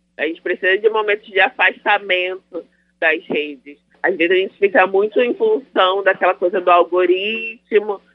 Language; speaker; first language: Portuguese; native; Portuguese